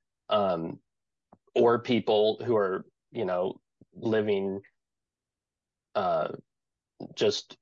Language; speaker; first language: English; native; English